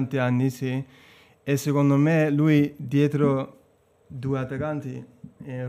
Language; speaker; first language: Italian; non-native, fluent; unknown